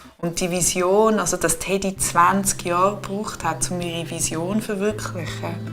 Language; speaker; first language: German; native; German